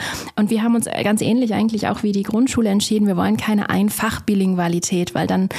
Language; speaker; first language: German; native; German